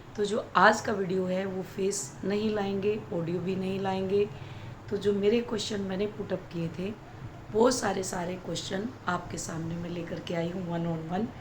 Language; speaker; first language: Hindi; native; Hindi